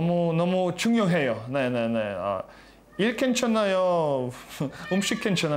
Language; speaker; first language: Korean; non-native, learner; Latvian